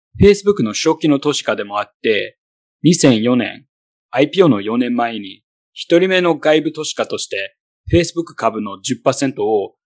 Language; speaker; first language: Japanese; non-native, fluent; English